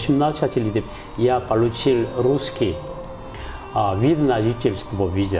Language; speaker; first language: Russian; non-native, learner; Korean